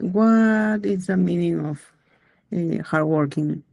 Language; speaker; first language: English; non-native, learner; Spanish